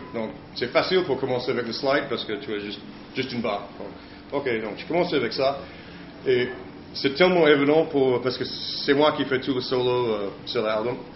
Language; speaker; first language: French; non-native, learner; English